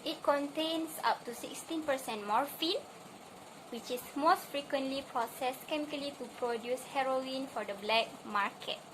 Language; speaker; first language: English; non-native, local second language; Malay